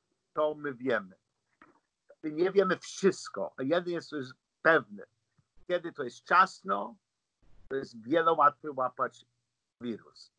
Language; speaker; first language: Polish; non-native, learner; English